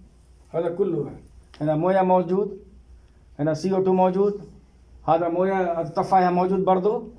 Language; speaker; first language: Arabic; non-native, learner; Hindi